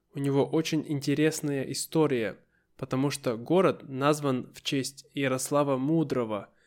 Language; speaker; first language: Russian; native; Russian